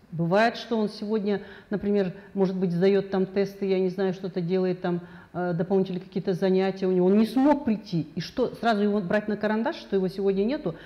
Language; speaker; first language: Russian; non-native, local second language; Kazakh